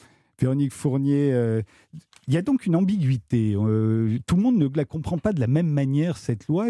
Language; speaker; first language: French; native; French